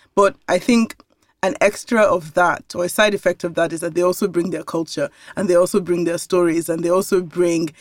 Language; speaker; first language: English; non-native, local second language; Yoruba